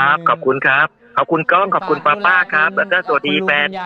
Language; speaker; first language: Thai; native; Thai